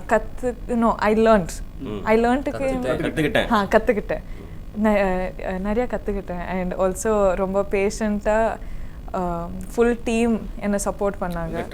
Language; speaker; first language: Tamil; non-native, learner; Kannada